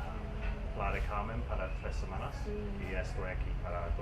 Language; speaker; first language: Spanish; non-native, learner; English